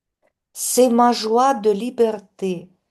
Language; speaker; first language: French; non-native, fluent; Russian